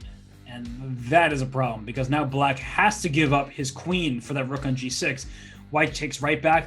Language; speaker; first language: English; native; English